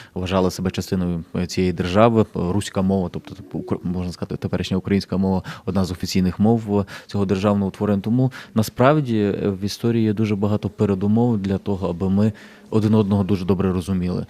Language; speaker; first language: Ukrainian; native; Ukrainian